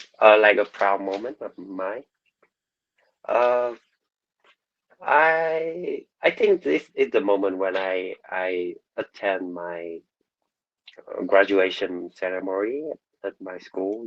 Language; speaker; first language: English; non-native, learner; Vietnamese